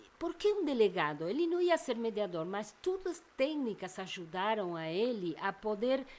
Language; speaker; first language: Portuguese; non-native, fluent; Spanish